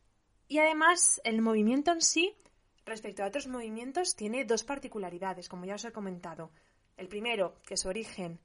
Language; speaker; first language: Spanish; native; Spanish